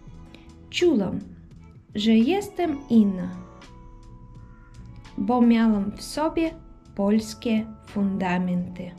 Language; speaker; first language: Polish; early bilingual, heritage; Polish